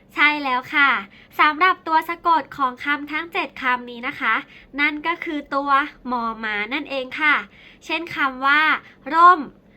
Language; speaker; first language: Thai; native; Thai